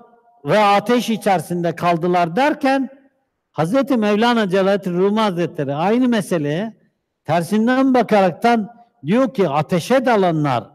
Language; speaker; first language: Turkish; native; Turkish